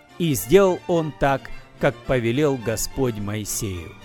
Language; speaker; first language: Russian; native; Russian